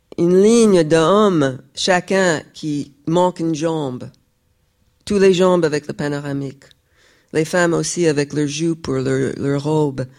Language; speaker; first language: French; non-native, fluent; English